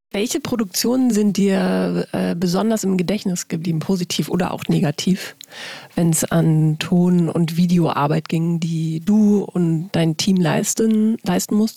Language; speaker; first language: German; native; German